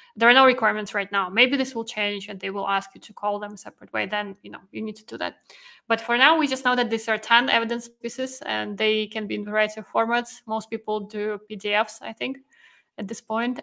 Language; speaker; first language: English; non-native, fluent; Russian